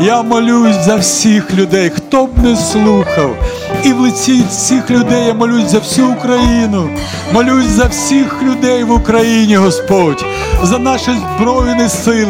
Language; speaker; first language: Ukrainian; non-native, local second language; Russian